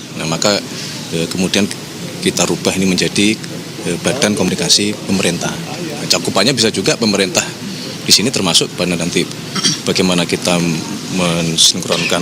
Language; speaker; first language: Indonesian; native; Indonesian